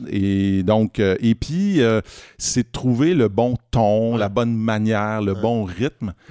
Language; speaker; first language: French; native; French